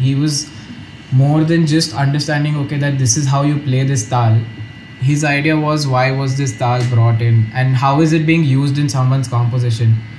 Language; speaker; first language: English; non-native, local second language; Hindi